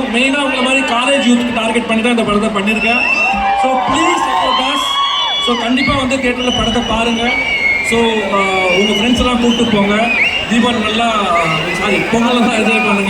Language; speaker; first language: Tamil; native; Tamil